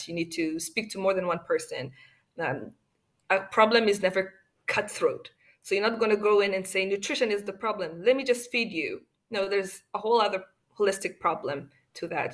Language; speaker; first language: English; non-native, local second language; Kinyarwanda